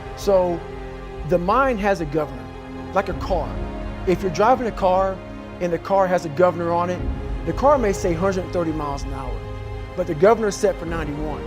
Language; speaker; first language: English; native; English